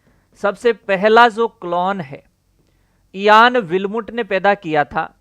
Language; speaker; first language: Hindi; native; Hindi